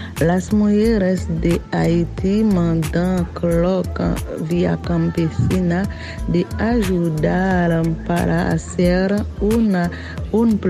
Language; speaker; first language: Spanish; non-native, learner; Haitian Creole